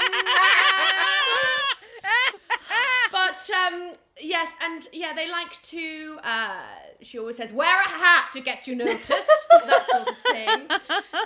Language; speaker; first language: English; native; English